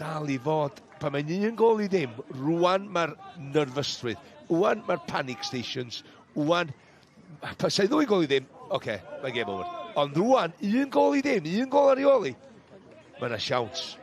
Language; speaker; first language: Welsh; native; Welsh